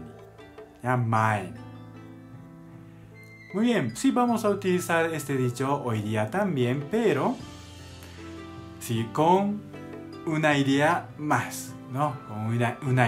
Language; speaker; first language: Spanish; non-native, learner; Japanese